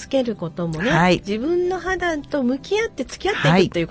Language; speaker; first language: Japanese; native; Japanese